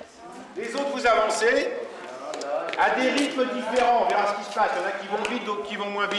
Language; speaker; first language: French; native; French